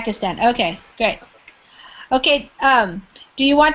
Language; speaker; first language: English; native; English